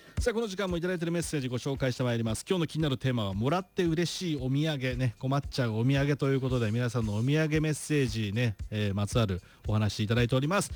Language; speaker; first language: Japanese; native; Japanese